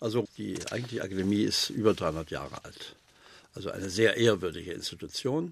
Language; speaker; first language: German; native; German